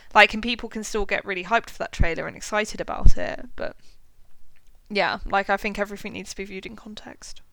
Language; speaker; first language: English; native; English